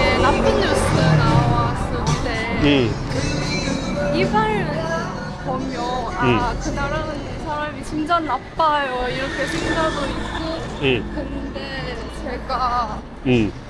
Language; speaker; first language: Korean; non-native, learner; Chinese